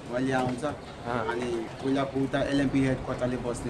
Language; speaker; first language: Nepali; non-native, learner; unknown